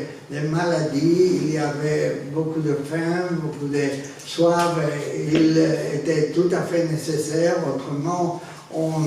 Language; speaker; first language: French; non-native, fluent; Spanish